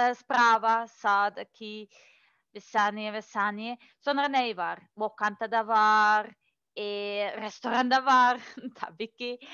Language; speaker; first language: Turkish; non-native, learner; Russian